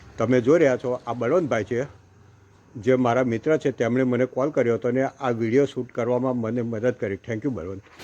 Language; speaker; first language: Gujarati; native; Gujarati